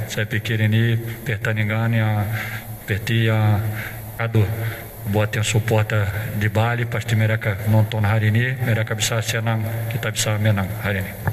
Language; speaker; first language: Indonesian; non-native, fluent; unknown